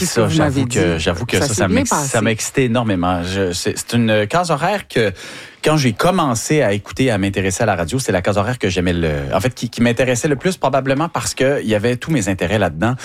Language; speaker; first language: French; native; French